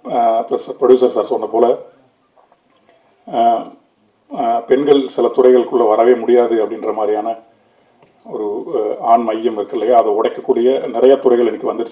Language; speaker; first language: Tamil; native; Tamil